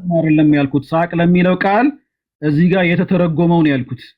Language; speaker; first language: Amharic; native; Amharic